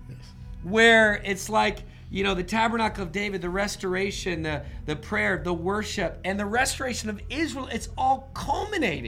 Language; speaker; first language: English; native; English